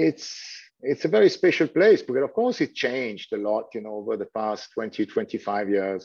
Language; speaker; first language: English; non-native, fluent; French